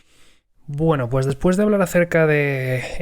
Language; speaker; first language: Spanish; native; Spanish